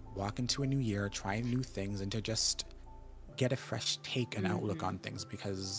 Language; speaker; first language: English; native; English